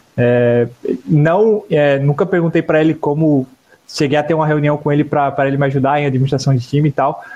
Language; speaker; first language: Portuguese; native; Portuguese